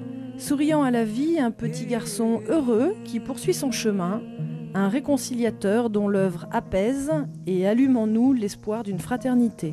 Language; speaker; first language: French; native; French